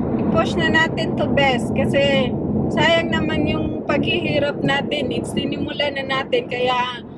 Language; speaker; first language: Filipino; non-native, local second language; Cebuano